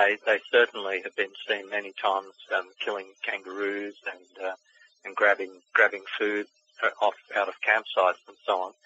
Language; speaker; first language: English; native; English